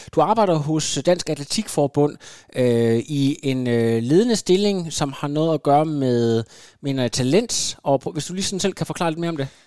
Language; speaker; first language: Danish; native; Danish